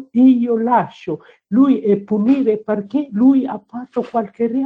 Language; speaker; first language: Italian; non-native, learner; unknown